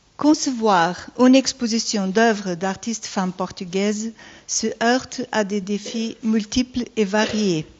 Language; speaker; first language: French; non-native, learner; Portuguese